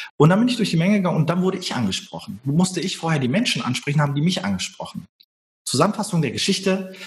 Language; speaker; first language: German; early bilingual, other home language; Turkish